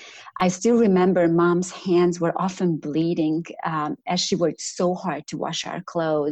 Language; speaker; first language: English; non-native, fluent; Romanian